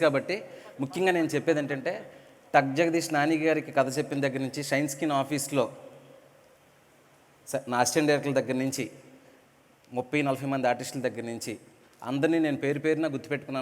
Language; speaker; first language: Telugu; native; Telugu